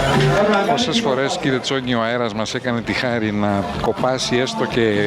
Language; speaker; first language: Greek; native; Greek